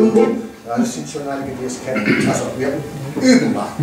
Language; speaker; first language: German; non-native, learner; English